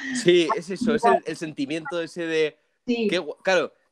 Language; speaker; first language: Spanish; native; Spanish